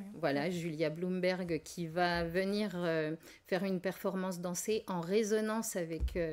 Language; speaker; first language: French; native; French